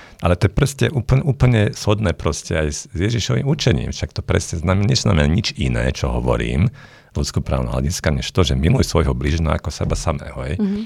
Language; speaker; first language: Slovak; non-native, local second language; Hungarian